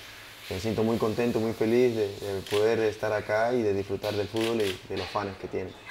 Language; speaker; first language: Spanish; native; Spanish